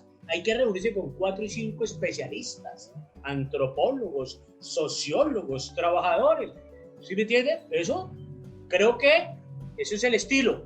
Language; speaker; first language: Spanish; native; Spanish